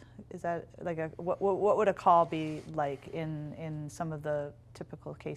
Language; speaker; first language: English; native; English